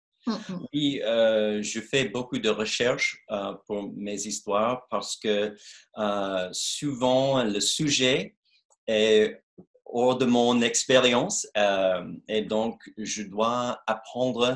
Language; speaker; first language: French; non-native, fluent; English